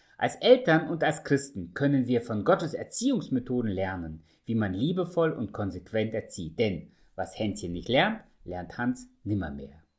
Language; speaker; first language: German; early bilingual, other home language; Russian